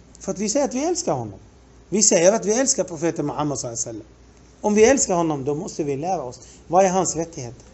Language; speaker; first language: Swedish; non-native, fluent; Arabic